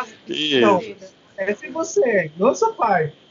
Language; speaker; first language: Portuguese; non-native, learner; English